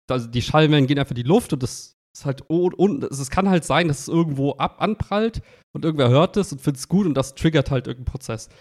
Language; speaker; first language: German; native; German